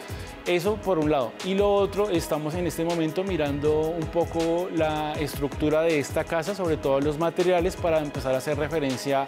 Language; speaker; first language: Spanish; native; Spanish